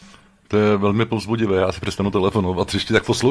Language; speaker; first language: Czech; native; Czech